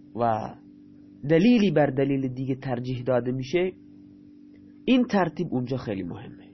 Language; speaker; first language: Persian; non-native, local second language; Baluchi